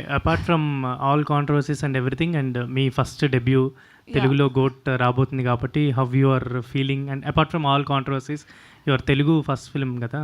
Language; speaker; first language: Telugu; native; Telugu